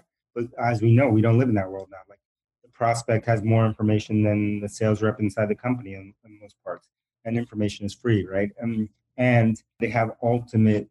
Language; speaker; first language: English; early bilingual, other home language; Spanish